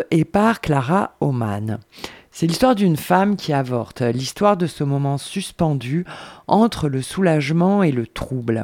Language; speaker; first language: French; native; French